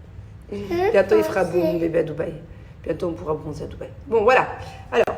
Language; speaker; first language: French; native; French